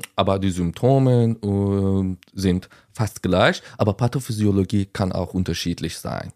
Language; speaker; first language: German; non-native, fluent; Azerbaijani